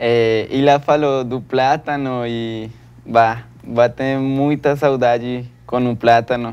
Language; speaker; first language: Portuguese; non-native, learner; Spanish